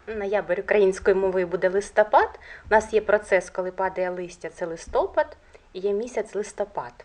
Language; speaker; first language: Ukrainian; native; Ukrainian